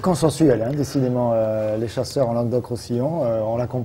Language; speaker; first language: French; native; French